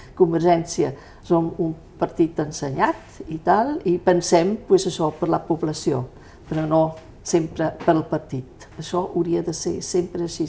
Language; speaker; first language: Catalan; non-native, fluent; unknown